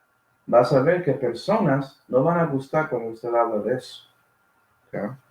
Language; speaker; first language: Spanish; non-native, fluent; English